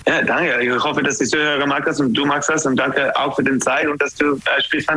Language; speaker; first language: German; non-native, learner; English